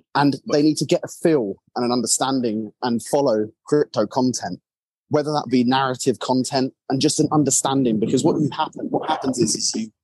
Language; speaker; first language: English; native; English